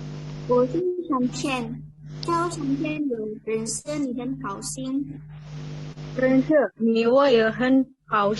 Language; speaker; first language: Chinese; non-native, learner; Indonesian